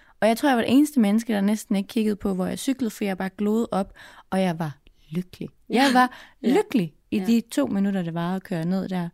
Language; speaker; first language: Danish; native; Danish